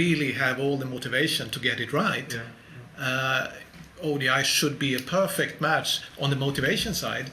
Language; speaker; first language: English; non-native, fluent; Swedish